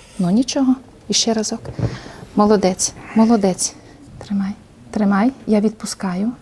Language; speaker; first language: Ukrainian; non-native, local second language; Hungarian